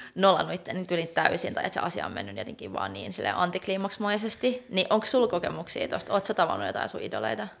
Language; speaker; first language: Finnish; non-native, local second language; Swedish